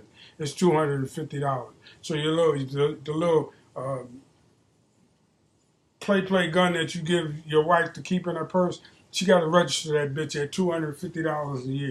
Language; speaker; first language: English; native; English